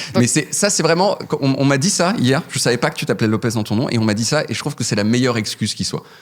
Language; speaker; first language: French; native; French